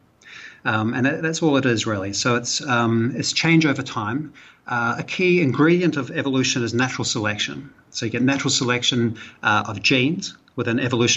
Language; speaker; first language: English; native; English